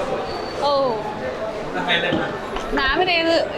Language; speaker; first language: Malayalam; native; Malayalam